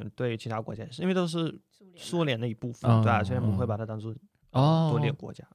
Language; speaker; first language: Chinese; non-native, fluent; Russian